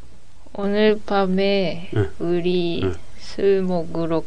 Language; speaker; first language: Korean; non-native, learner; Japanese